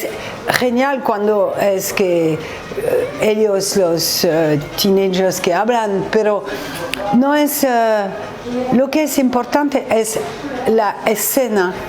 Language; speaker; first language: Spanish; non-native, learner; French